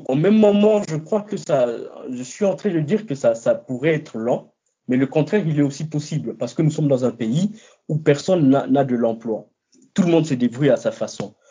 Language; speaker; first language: French; non-native, local second language; Lingala